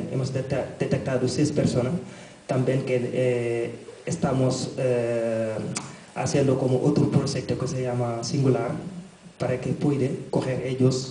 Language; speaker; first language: Spanish; non-native, learner; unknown